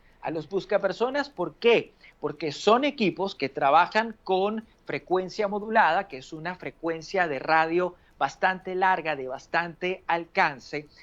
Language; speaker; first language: Spanish; native; Spanish